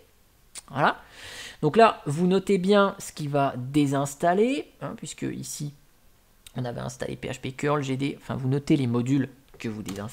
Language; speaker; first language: French; native; French